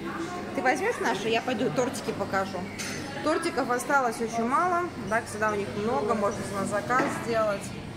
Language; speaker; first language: Russian; native; Russian